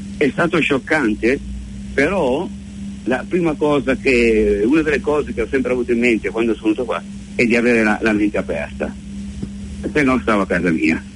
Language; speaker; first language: Italian; native; Italian